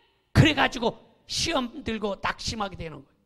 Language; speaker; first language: Korean; native; Korean